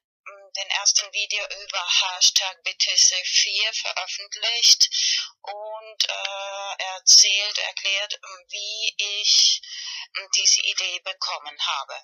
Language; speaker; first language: German; non-native, fluent; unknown